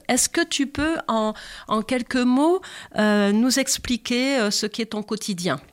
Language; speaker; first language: French; native; French